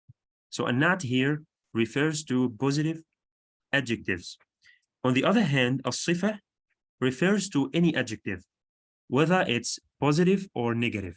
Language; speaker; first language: English; non-native, fluent; Arabic